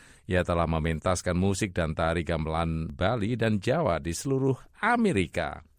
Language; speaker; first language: Indonesian; native; Indonesian